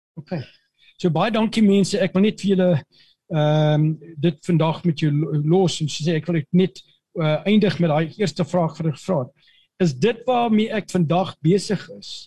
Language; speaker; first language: Afrikaans; native; Afrikaans